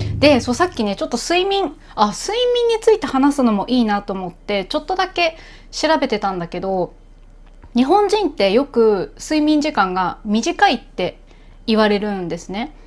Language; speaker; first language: Japanese; native; Japanese